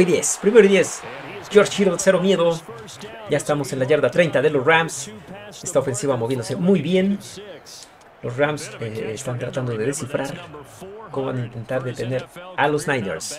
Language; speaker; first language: Spanish; native; Spanish